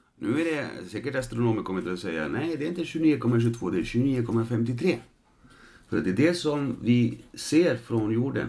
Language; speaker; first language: Swedish; non-native, fluent; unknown